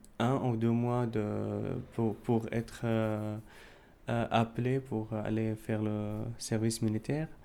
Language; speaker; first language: French; non-native, fluent; Arabic